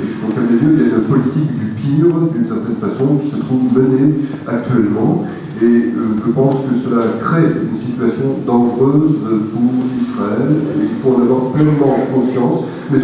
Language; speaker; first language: French; native; French